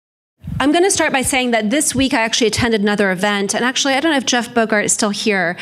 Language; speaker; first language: English; native; English